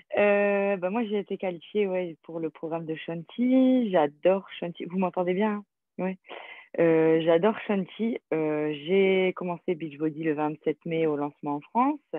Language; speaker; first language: French; native; French